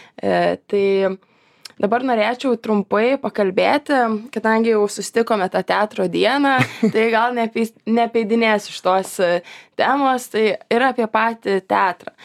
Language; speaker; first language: Lithuanian; native; Lithuanian